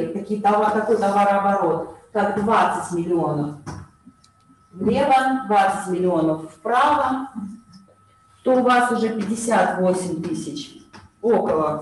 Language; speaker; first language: Russian; native; Russian